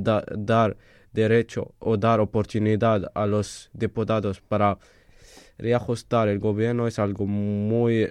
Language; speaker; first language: Spanish; non-native, fluent; Arabic